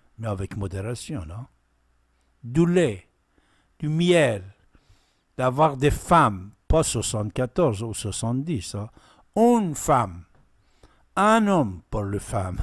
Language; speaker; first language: French; non-native, fluent; Persian